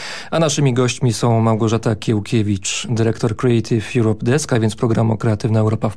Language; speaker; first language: Polish; native; Polish